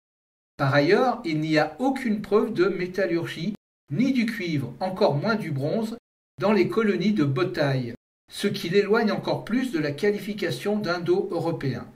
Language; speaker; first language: French; native; French